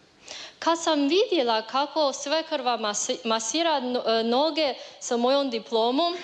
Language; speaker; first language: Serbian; non-native, learner; Chinese